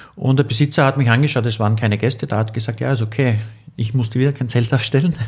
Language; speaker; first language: German; native; German